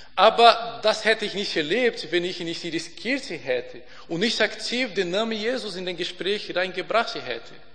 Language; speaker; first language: German; non-native, fluent; Portuguese